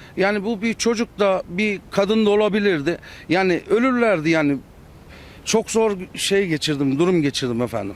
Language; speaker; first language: Turkish; native; Turkish